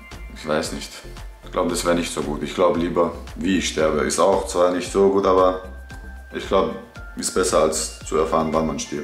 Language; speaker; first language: German; early bilingual, other home language; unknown